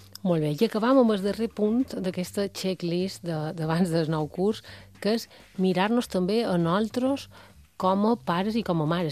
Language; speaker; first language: Catalan; native; Catalan